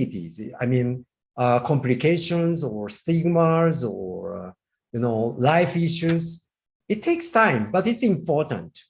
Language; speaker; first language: English; non-native, fluent; Japanese